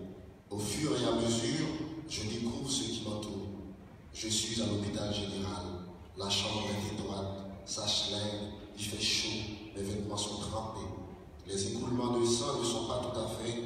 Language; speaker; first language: French; non-native, local second language; Haitian Creole